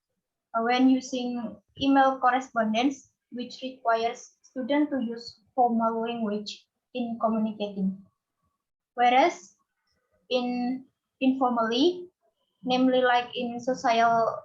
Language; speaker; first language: English; non-native, fluent; Indonesian